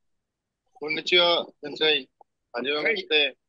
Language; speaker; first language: Japanese; non-native, learner; Bangla